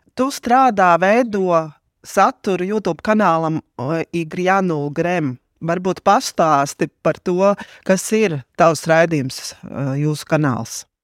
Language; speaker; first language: Latvian; native; Latvian